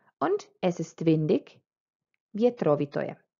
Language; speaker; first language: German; non-native, fluent; Croatian